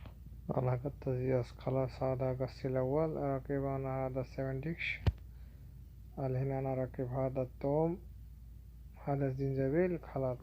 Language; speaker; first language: Arabic; non-native, learner; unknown